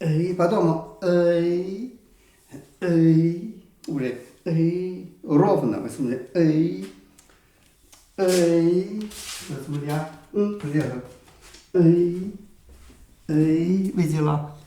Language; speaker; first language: Russian; non-native, learner; Chinese